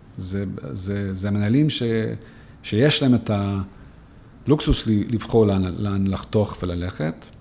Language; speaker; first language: Hebrew; non-native, fluent; English